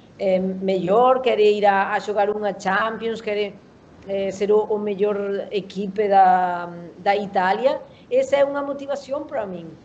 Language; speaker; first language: Portuguese; non-native, learner; Spanish